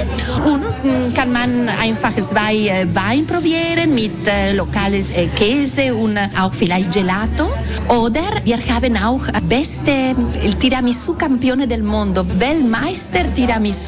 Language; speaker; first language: German; non-native, fluent; Italian